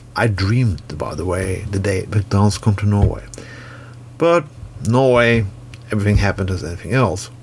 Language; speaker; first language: English; non-native, fluent; Norwegian